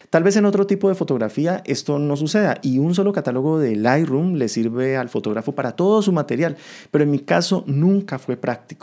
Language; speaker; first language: Spanish; native; Spanish